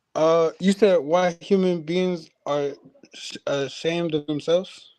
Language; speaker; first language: English; native; English